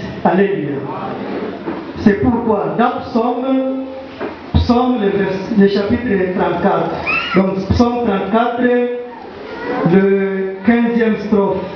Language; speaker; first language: French; non-native, local second language; Swahili